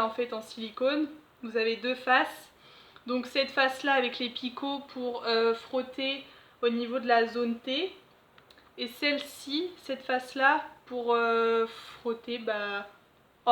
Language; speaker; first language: French; native; French